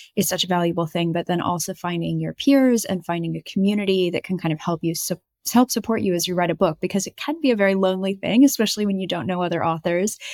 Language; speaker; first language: English; native; English